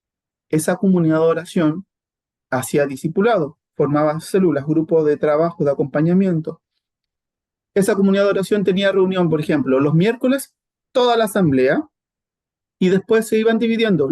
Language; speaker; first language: Spanish; native; Spanish